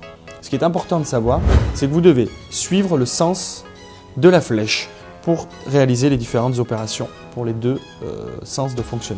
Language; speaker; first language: French; native; French